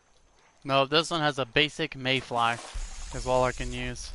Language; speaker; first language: English; native; English